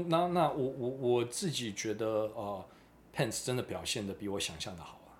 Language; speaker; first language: Chinese; early bilingual, heritage; Chinese